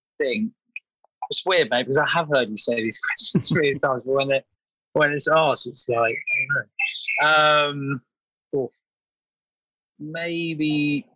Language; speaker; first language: English; native; English